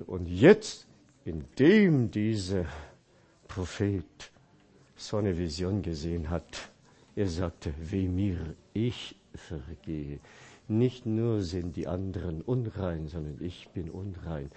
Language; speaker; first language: German; non-native, fluent; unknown